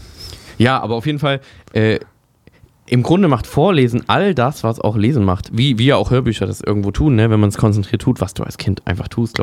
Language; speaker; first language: German; native; German